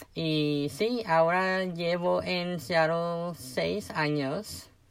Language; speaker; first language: Spanish; non-native, fluent; Italian